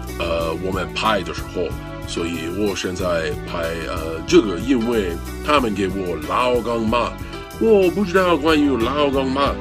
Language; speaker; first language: Chinese; non-native, learner; English